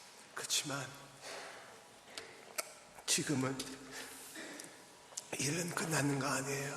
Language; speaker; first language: Korean; early bilingual, heritage; English